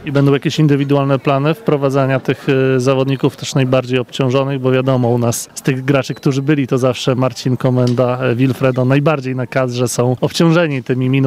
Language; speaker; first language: Polish; native; Polish